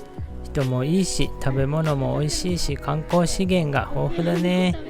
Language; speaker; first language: Japanese; native; Japanese